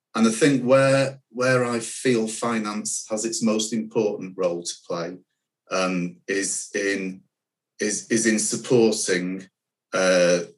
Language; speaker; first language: English; native; English